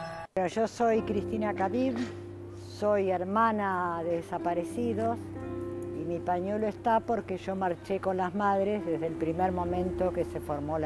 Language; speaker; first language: Spanish; native; Spanish